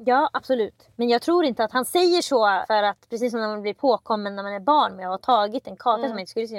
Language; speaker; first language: Swedish; native; Swedish